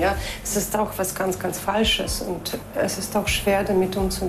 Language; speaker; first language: German; non-native, fluent; Russian